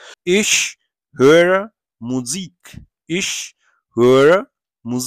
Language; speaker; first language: German; non-native, fluent; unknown